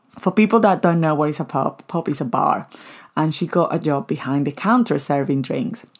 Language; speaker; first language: English; non-native, fluent; Spanish